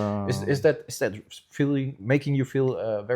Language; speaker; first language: English; non-native, fluent; German